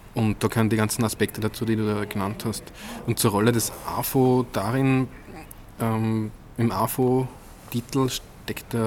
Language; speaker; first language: German; native; German